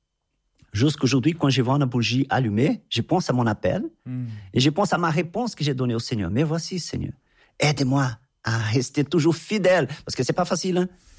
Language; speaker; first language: French; non-native, fluent; Portuguese